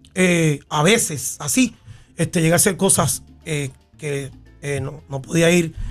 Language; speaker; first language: Spanish; native; Spanish